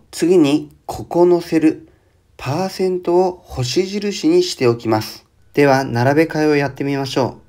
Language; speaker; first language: Japanese; native; Japanese